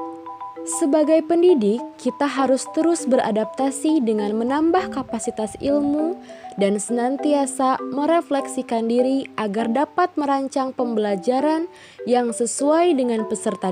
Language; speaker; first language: Indonesian; native; Indonesian